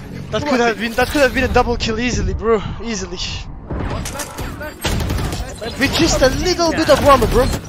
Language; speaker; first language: English; non-native, fluent; French